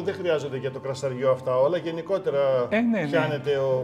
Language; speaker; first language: Greek; native; Greek